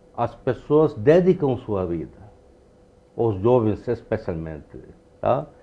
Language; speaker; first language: Portuguese; non-native, fluent; Urdu